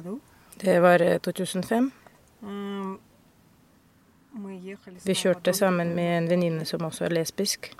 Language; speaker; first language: Norwegian; non-native, fluent; Russian